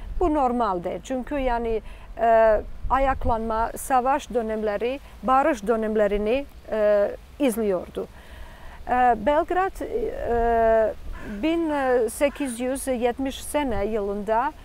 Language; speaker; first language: Turkish; non-native, fluent; Serbian